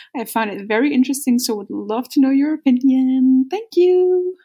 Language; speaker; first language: English; non-native, fluent; Dutch